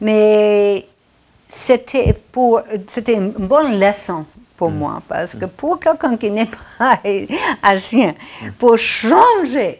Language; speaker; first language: French; non-native, fluent; English